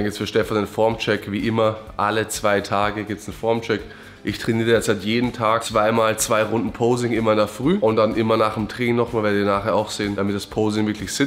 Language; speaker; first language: German; native; German